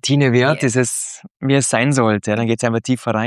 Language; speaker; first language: German; native; German